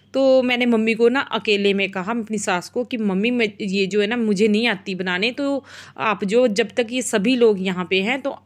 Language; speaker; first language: Hindi; non-native, local second language; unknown